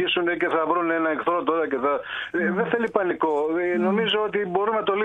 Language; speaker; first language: Greek; native; Greek